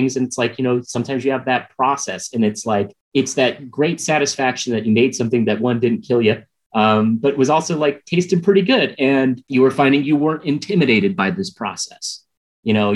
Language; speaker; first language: English; native; English